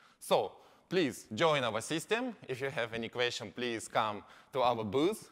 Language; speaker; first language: English; non-native, learner; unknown